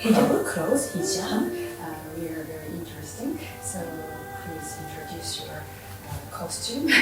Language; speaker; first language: English; non-native, learner; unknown